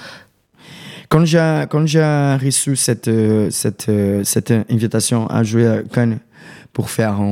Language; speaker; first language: French; non-native, learner; Portuguese